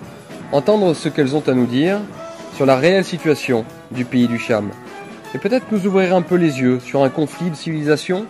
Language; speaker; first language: French; native; French